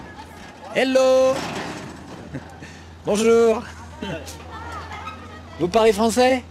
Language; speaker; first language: French; native; French